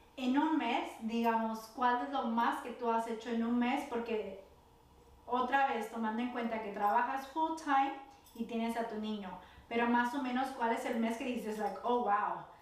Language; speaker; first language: Spanish; early bilingual, heritage; Spanish